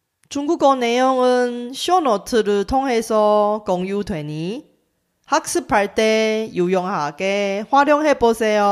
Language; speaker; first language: Korean; non-native, fluent; Chinese